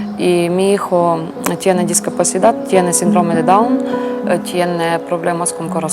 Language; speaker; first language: Spanish; non-native, learner; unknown